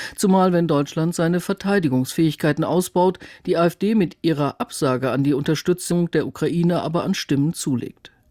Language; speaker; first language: German; native; German